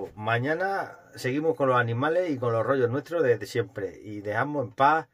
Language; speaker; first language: Spanish; native; Spanish